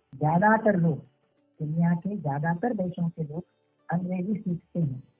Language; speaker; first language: Hindi; non-native, local second language; Marathi